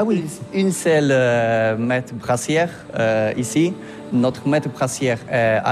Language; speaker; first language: French; non-native, learner; Polish